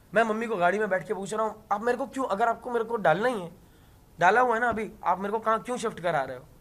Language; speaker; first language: Hindi; native; Hindi